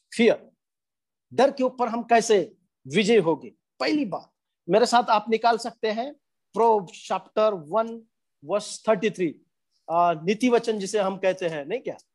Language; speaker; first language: Hindi; non-native, local second language; Marathi